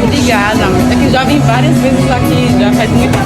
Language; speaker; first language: Portuguese; non-native, fluent; English